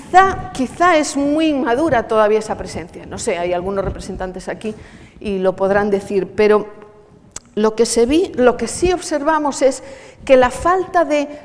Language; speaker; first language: Spanish; native; Spanish